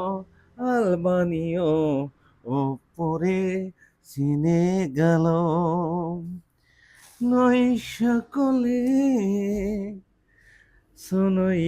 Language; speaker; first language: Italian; non-native, learner; Bangla